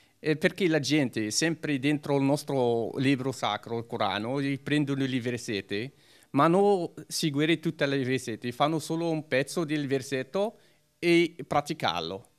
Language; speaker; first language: Italian; non-native, learner; Arabic